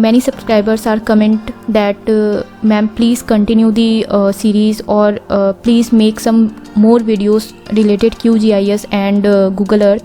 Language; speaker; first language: English; non-native, local second language; Hindi